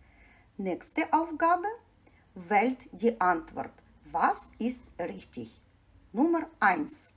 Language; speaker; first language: German; non-native, fluent; Ukrainian